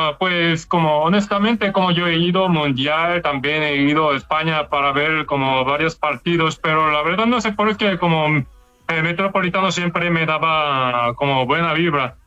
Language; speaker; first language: Spanish; non-native, learner; Korean